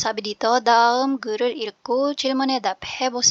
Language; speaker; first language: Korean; non-native, fluent; Filipino